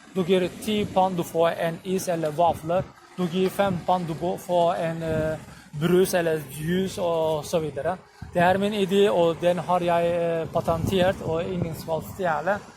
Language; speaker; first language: Swedish; non-native, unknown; Turkish